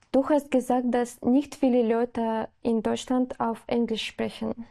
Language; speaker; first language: German; non-native, learner; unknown